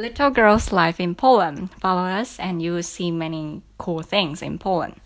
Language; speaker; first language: English; non-native, fluent; Chinese